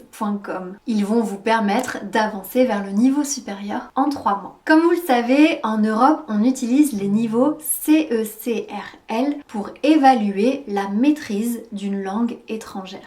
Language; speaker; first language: French; native; French